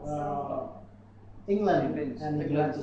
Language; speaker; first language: English; non-native, learner; Vietnamese